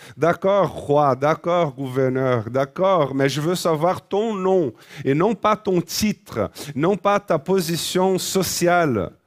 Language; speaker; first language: French; non-native, fluent; Portuguese